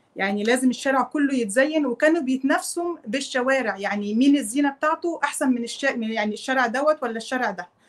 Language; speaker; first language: Arabic; native; Arabic